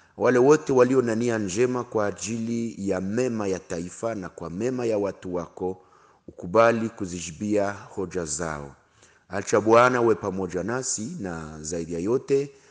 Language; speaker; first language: Swahili; non-native, local second language; Kinyarwanda